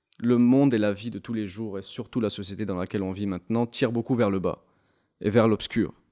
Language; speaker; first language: French; non-native, local second language; Arabic